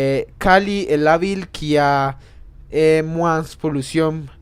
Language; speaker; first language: French; non-native, learner; Spanish